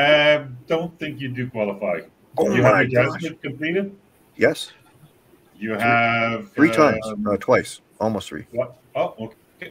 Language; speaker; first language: English; native; English